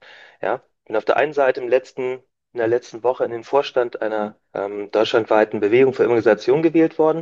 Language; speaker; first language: German; native; German